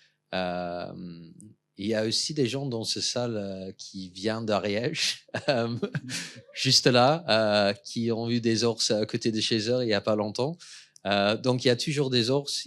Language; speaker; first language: French; non-native, fluent; English